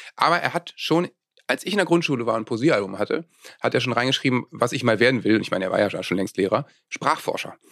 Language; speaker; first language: German; native; German